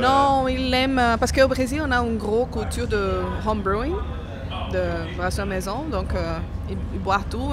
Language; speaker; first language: French; non-native, fluent; Portuguese